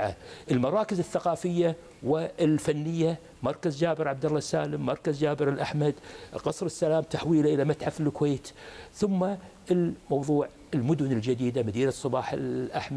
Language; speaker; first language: Arabic; native; Arabic